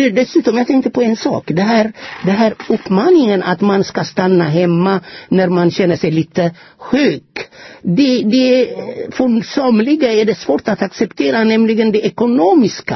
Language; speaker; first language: Swedish; non-native, fluent; Amharic